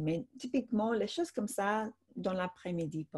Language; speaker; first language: French; non-native, fluent; English